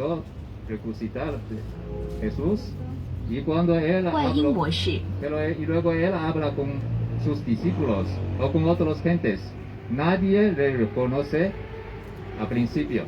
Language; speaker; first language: Spanish; non-native, learner; Chinese